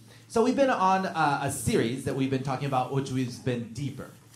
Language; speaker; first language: English; native; English